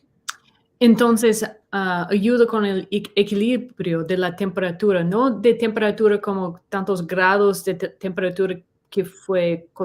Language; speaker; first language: Spanish; non-native, learner; English